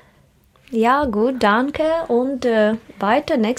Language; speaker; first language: German; non-native, learner; Russian